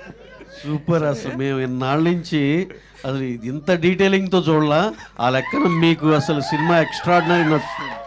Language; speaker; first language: Telugu; native; Telugu